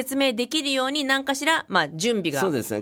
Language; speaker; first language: Japanese; native; Japanese